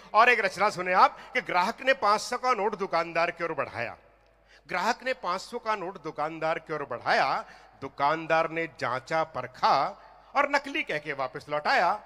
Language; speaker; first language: Hindi; non-native, local second language; Punjabi